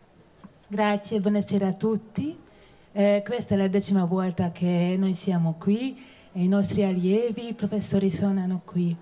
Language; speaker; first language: Italian; non-native, fluent; Hungarian